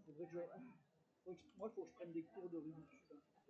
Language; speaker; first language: French; native; French